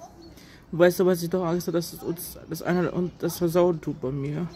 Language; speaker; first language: German; native; German